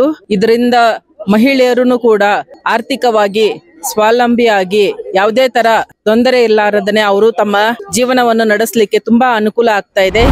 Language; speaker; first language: Kannada; native; Kannada